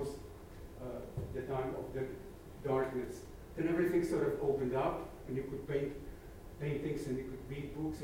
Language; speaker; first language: English; non-native, fluent; Czech